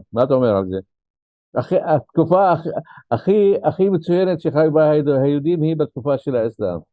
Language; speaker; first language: Hebrew; non-native, local second language; Arabic